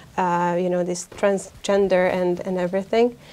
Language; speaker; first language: English; non-native, fluent; Hungarian